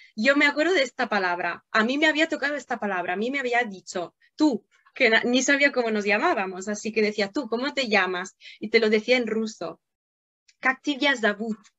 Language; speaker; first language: Spanish; non-native, fluent; Italian